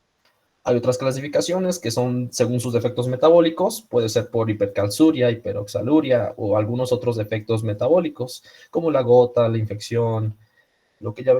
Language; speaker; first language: Spanish; native; Spanish